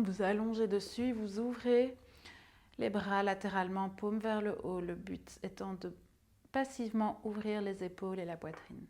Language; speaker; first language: French; native; French